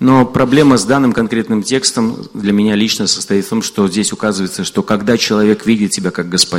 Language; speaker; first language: Russian; native; Russian